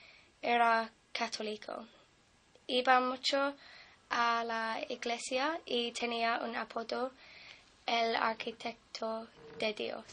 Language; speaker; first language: Spanish; non-native, fluent; English